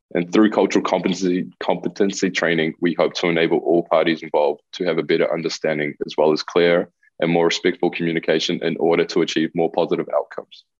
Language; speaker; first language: English; non-native, local second language; Spanish